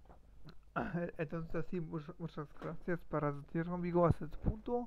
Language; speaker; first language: Spanish; non-native, learner; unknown